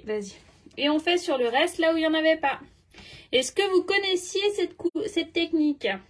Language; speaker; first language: French; native; French